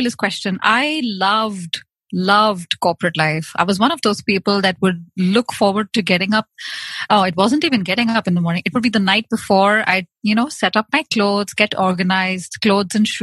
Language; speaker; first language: English; non-native, local second language; Hindi